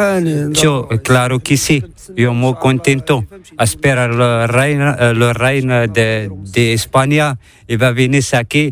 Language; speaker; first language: Spanish; non-native, learner; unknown